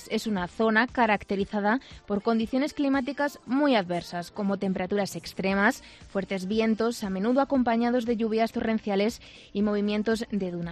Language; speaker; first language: Spanish; native; Spanish